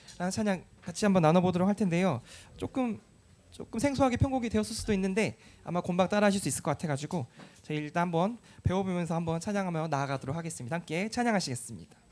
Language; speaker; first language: Korean; native; Korean